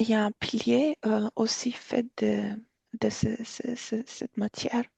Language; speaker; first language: French; non-native, fluent; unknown